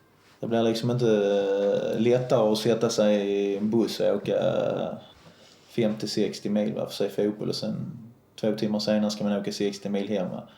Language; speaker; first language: Swedish; native; Swedish